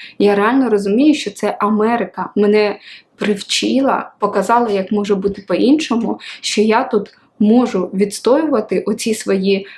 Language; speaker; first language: Ukrainian; non-native, local second language; Russian